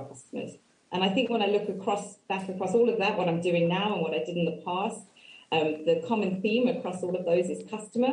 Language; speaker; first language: English; native; English